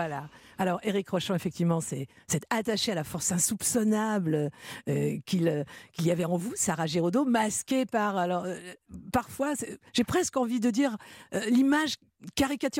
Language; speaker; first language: French; native; French